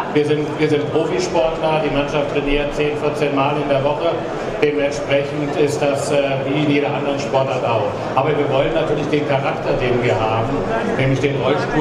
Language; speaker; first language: German; native; German